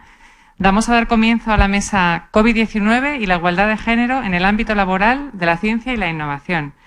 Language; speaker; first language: Spanish; native; Spanish